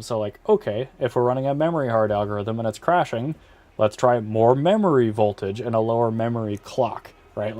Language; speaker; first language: English; native; English